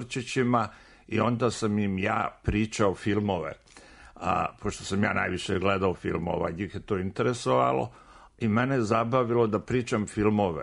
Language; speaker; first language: Serbian; native; Serbian